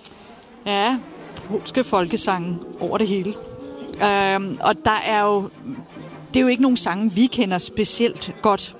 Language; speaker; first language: Danish; native; Danish